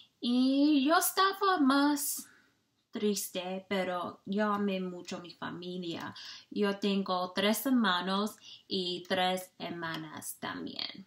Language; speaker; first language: Spanish; non-native, learner; English